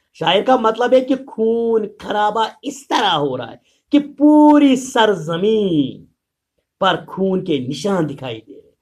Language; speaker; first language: Urdu; non-native, local second language; Kashmiri